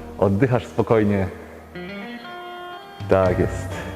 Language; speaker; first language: Polish; native; Polish